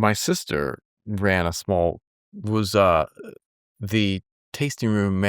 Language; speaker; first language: English; native; English